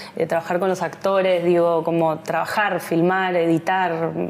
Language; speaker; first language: Spanish; native; Spanish